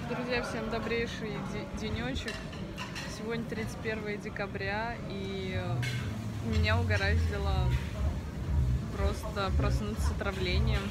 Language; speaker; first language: Russian; native; Russian